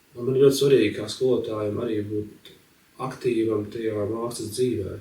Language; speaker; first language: Latvian; native; Latvian